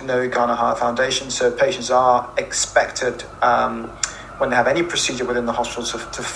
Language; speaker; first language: English; non-native, local second language; Akan